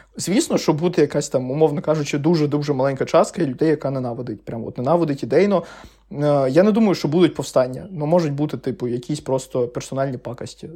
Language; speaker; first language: Ukrainian; non-native, local second language; Russian